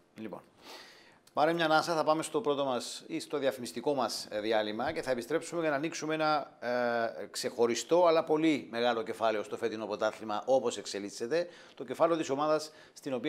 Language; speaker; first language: Greek; native; Greek